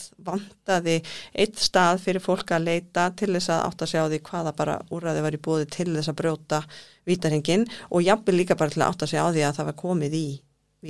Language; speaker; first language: Icelandic; native; Icelandic